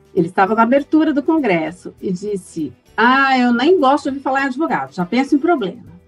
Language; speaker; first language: Portuguese; native; Portuguese